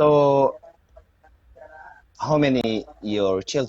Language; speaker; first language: English; non-native, learner; Indonesian